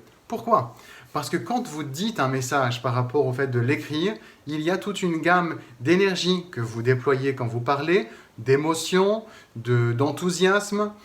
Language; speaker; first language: French; native; French